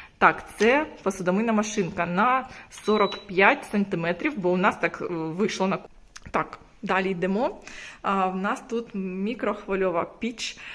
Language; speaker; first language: Ukrainian; non-native, local second language; Russian